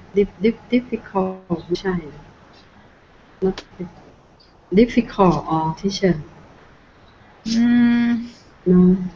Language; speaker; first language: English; non-native, learner; Thai